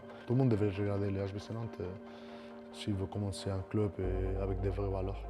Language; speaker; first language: French; non-native, fluent; Spanish